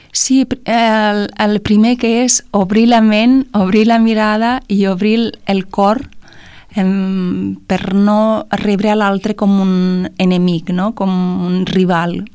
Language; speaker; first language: Catalan; non-native, fluent; Romanian